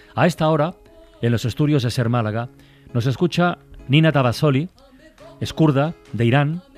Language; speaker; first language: Spanish; native; Spanish